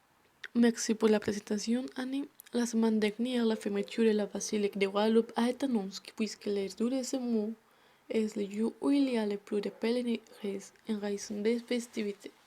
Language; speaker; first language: French; non-native, learner; Spanish